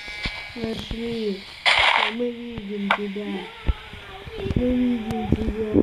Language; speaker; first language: Russian; native; Russian